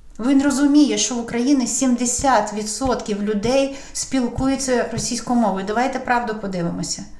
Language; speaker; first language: Ukrainian; non-native, local second language; Russian